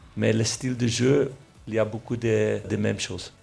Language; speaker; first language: French; non-native, local second language; Dutch